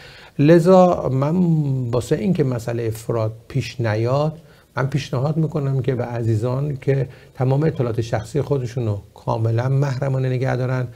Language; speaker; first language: Persian; native; Persian